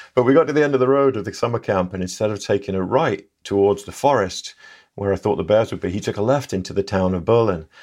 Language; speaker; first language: English; native; English